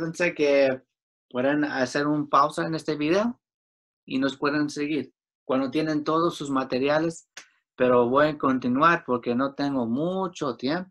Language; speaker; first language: Spanish; early bilingual, heritage; Spanish